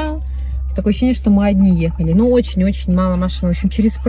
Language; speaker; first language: Russian; native; Russian